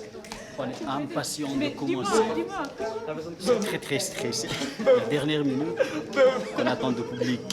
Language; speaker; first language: French; non-native, learner; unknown